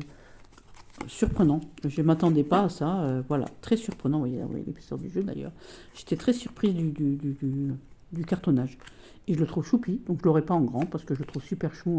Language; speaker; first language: French; native; French